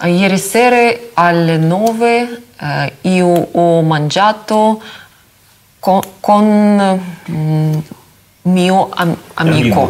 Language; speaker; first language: Italian; non-native, learner; Russian